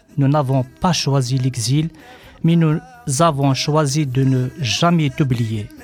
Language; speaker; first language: French; non-native, local second language; Kabyle